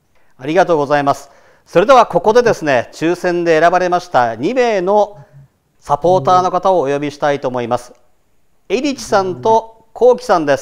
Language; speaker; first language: Japanese; native; Japanese